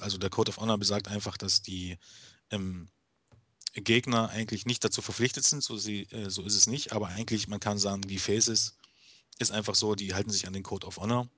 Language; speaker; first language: German; native; German